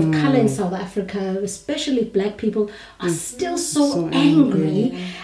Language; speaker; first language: German; non-native, learner; English